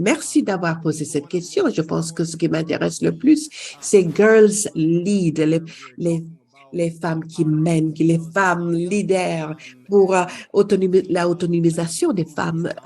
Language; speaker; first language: French; non-native, fluent; English